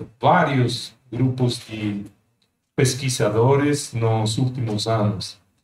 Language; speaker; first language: Portuguese; non-native, fluent; Spanish